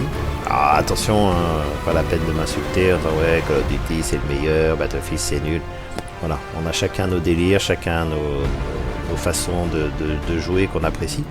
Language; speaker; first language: French; native; French